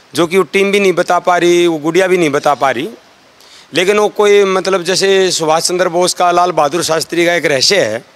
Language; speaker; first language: Hindi; native; Hindi